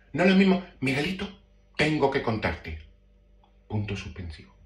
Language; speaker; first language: Spanish; native; Spanish